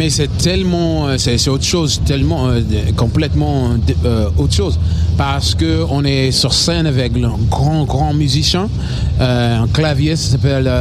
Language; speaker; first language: French; non-native, learner; English